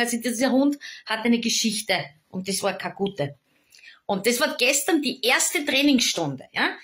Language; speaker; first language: German; native; German